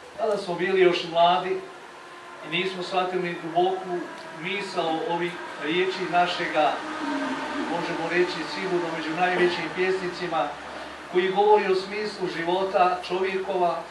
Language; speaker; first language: Croatian; native; Croatian